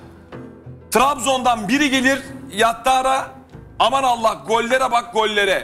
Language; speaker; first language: Turkish; native; Turkish